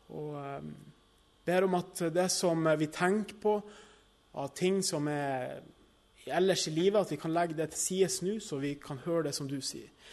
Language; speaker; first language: Norwegian; native; Norwegian